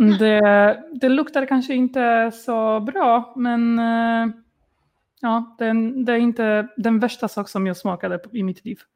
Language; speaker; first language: Swedish; non-native, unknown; Polish